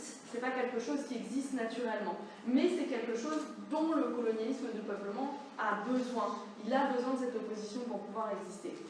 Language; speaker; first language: French; native; French